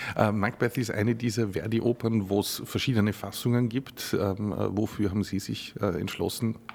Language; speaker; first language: German; native; German